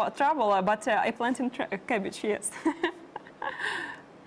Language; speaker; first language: English; non-native, learner; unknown